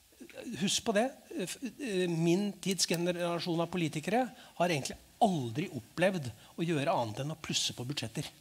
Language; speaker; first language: Norwegian; native; Norwegian